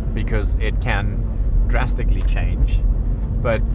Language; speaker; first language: English; native; English